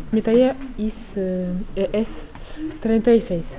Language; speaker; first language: Spanish; non-native, learner; French